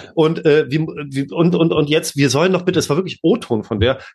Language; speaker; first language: German; native; German